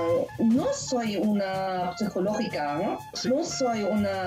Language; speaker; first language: Spanish; non-native, learner; German